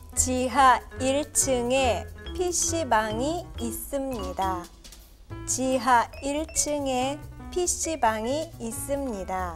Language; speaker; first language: Korean; early bilingual, heritage; Korean